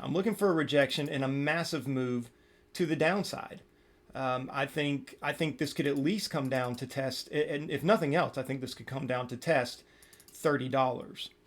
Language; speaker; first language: English; native; English